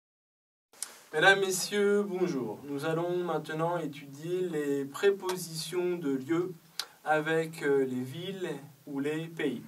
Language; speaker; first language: French; non-native, fluent; Chinese